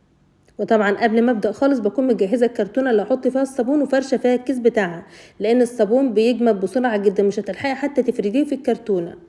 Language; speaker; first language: Arabic; native; Arabic